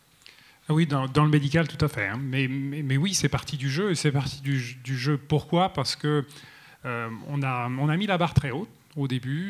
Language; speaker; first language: French; native; French